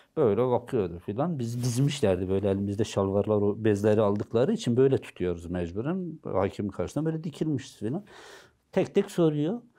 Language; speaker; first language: Turkish; non-native, local second language; Zaza